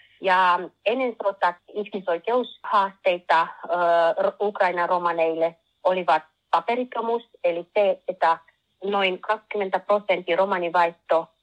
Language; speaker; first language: Finnish; non-native, learner; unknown